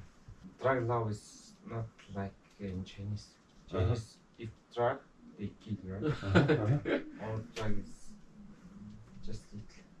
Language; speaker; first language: English; non-native, learner; Mongolian